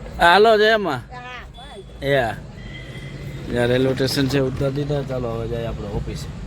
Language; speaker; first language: Gujarati; native; Gujarati